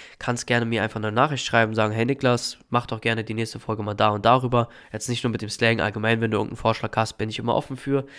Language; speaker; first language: German; native; German